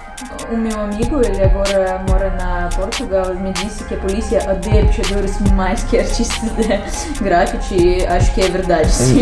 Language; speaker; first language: Portuguese; non-native, learner; Russian